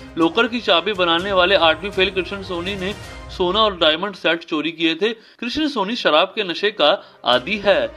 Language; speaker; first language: Hindi; native; Hindi